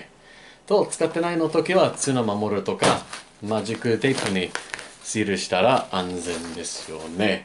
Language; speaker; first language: Japanese; non-native, learner; English